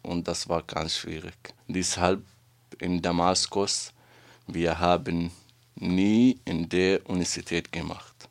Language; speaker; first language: German; non-native, learner; Arabic